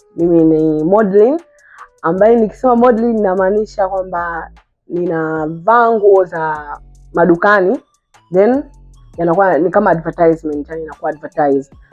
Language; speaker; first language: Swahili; native; Swahili